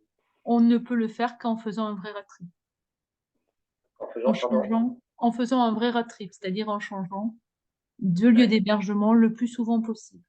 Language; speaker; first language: French; native; French